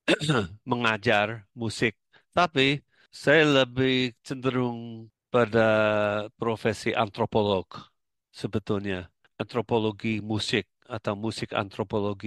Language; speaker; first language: Indonesian; non-native, fluent; English